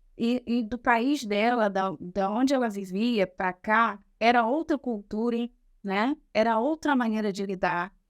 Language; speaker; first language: Portuguese; native; Portuguese